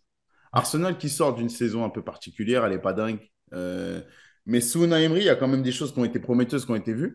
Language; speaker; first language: French; native; French